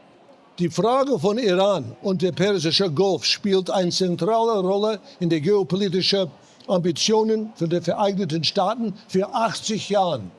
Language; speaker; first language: German; non-native, fluent; English